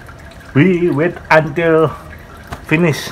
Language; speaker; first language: English; non-native, learner; Indonesian